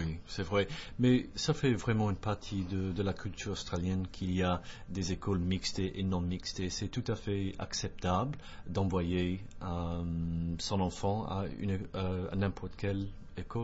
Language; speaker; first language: French; non-native, fluent; English